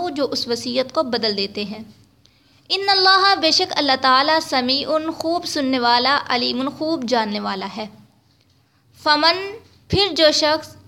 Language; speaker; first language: Urdu; native; Urdu